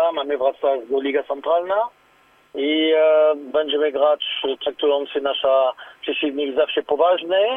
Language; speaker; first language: Polish; non-native, learner; French